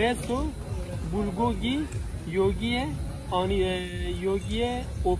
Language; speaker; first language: Korean; non-native, learner; Kurdish